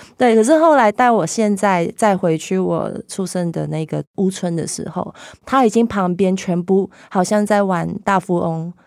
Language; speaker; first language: Chinese; non-native, local second language; Cantonese